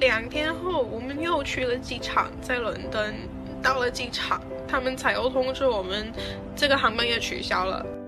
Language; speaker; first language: Chinese; early bilingual, other home language; English